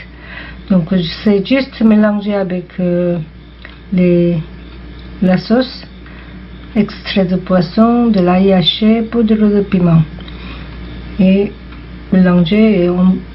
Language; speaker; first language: French; non-native, fluent; Korean